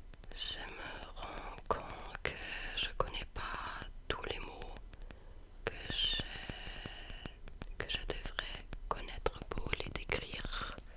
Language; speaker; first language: French; non-native, learner; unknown